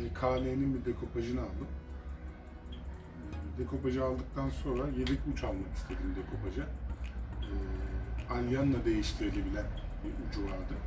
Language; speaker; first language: Turkish; native; Turkish